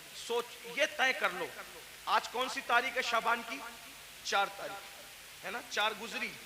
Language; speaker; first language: Urdu; native; Urdu